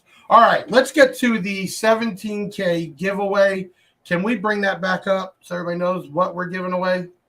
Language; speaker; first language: English; native; English